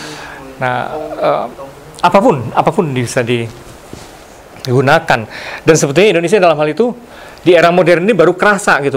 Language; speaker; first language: Indonesian; native; Indonesian